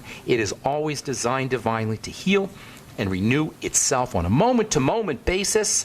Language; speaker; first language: English; native; English